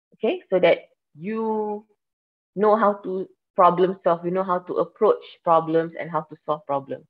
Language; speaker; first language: English; non-native, local second language; Malay